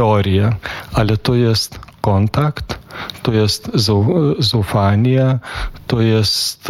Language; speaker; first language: Polish; non-native, fluent; Lithuanian